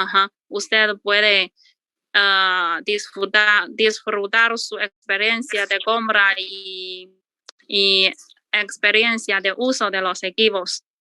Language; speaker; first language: Spanish; non-native, learner; Chinese